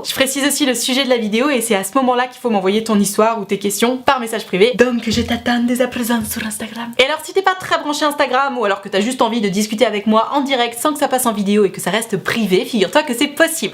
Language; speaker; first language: French; native; French